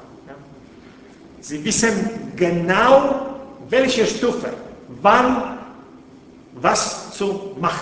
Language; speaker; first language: German; non-native, fluent; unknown